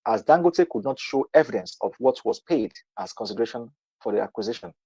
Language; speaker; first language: English; non-native, local second language; Yoruba